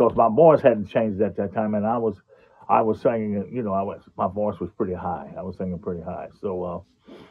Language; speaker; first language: English; native; English